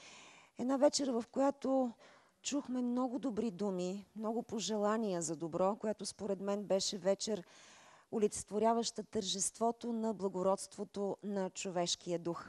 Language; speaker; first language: Bulgarian; native; Bulgarian